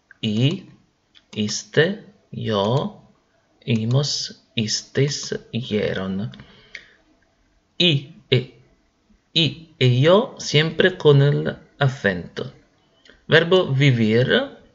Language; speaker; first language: Spanish; non-native, fluent; Italian